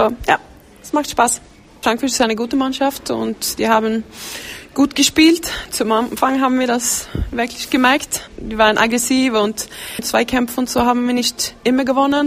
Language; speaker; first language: German; non-native, learner; Swedish